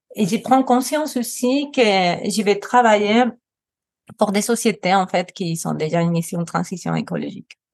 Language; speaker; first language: French; non-native, fluent; Spanish